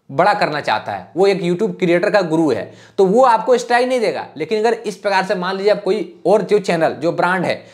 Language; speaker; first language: Hindi; native; Hindi